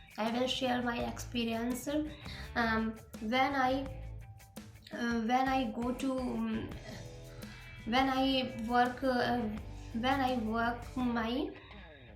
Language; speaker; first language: English; non-native, learner; Hindi